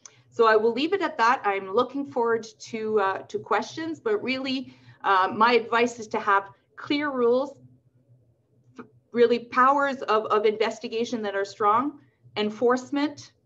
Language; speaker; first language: English; non-native, local second language; French